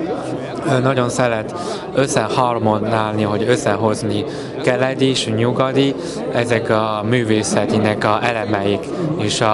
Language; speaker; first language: Hungarian; non-native, learner; Chinese